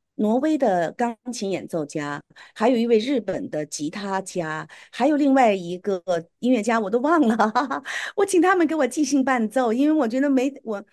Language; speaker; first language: Chinese; native; Chinese